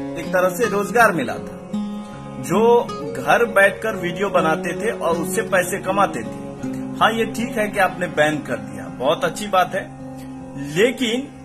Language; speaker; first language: Hindi; native; Hindi